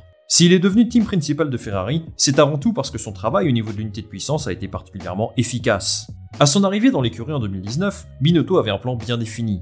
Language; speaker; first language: French; native; French